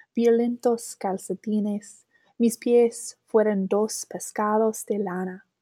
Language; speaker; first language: Spanish; non-native, learner; English